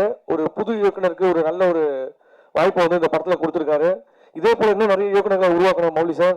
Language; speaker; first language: Tamil; native; Tamil